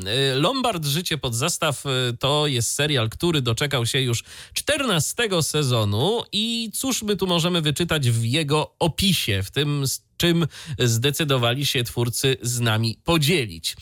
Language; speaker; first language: Polish; native; Polish